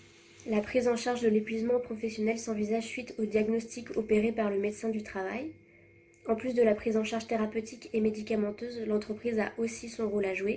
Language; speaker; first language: French; native; French